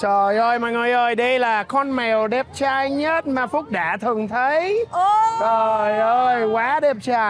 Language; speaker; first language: Vietnamese; non-native, fluent; English